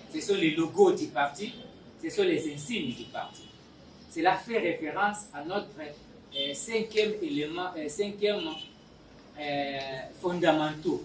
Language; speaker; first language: French; non-native, local second language; Lingala